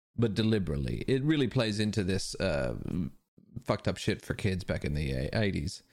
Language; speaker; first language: English; native; English